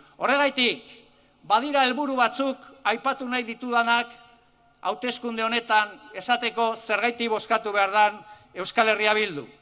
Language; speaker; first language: Basque; native; Basque